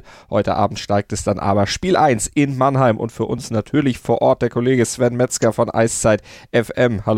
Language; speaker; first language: German; native; German